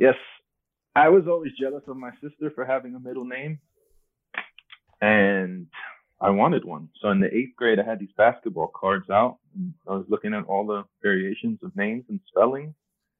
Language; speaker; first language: English; early bilingual, other home language; Spanish